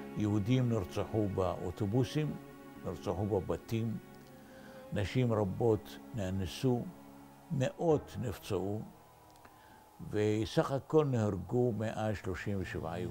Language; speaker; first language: Hebrew; non-native, fluent; Arabic